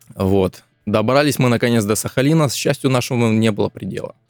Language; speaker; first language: Russian; native; Russian